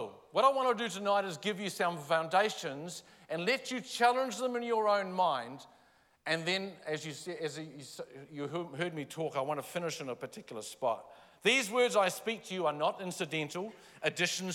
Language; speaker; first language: English; native; English